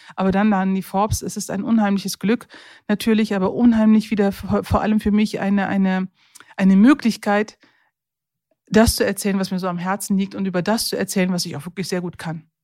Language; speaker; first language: German; early bilingual, other home language; Turkish